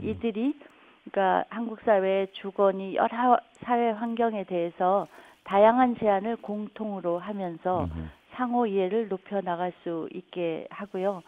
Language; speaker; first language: Korean; native; Korean